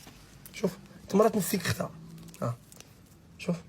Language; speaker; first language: Arabic; native; Arabic